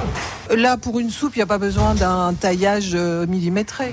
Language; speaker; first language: French; native; French